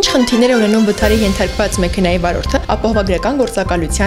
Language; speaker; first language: Armenian; native; Armenian